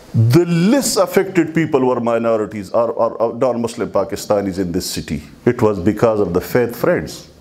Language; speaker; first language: English; non-native, local second language; Pashto